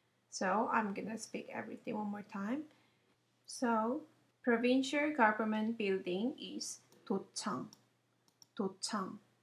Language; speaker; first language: English; non-native, fluent; Korean